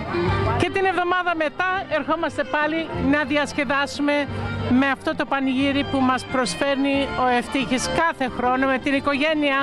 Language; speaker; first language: Greek; early bilingual, heritage; Greek